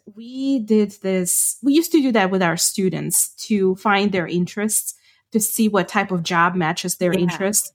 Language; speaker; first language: English; non-native, fluent; Ukrainian